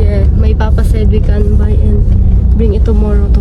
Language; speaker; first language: English; non-native, local second language; Filipino